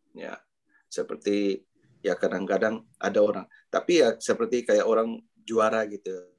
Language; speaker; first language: Indonesian; non-native, local second language; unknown